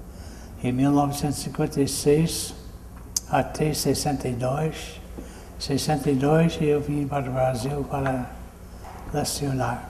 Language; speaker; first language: Portuguese; non-native, fluent; English